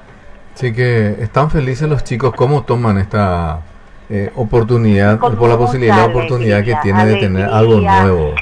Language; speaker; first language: Spanish; native; Spanish